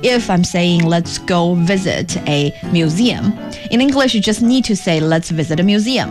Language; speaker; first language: English; non-native, fluent; Chinese